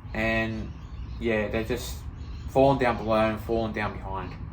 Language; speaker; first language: English; native; English